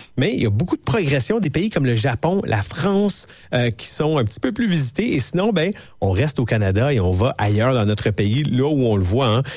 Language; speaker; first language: French; native; French